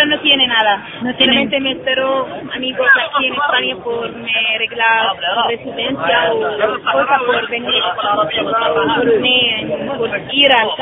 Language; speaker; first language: Spanish; non-native, learner; Arabic